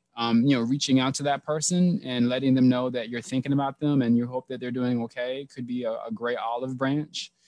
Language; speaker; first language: English; native; English